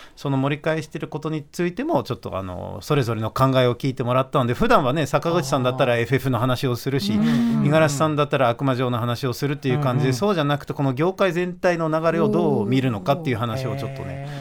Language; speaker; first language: Japanese; non-native, fluent; Dutch